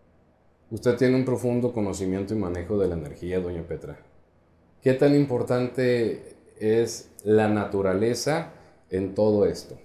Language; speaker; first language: Spanish; native; Spanish